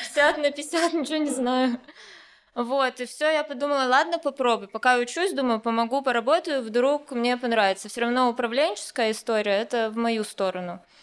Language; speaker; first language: Russian; native; Russian